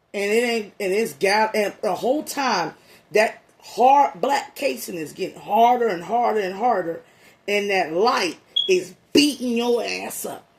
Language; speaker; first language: English; native; English